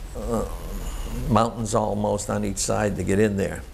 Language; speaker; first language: English; native; English